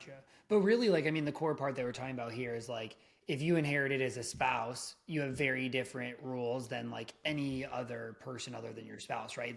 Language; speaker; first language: English; native; English